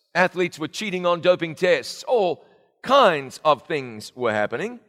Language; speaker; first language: English; native; English